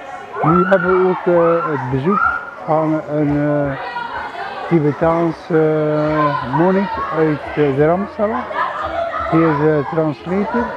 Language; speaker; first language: Dutch; non-native, fluent; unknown